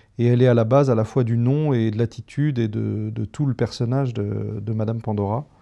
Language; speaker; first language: French; native; French